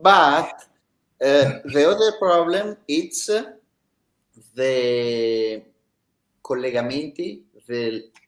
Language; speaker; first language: English; non-native, learner; Italian